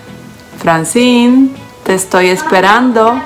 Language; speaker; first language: Spanish; non-native, fluent; Polish